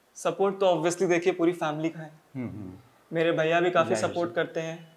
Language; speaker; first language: Hindi; native; Hindi